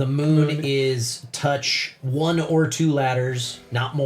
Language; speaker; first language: English; native; English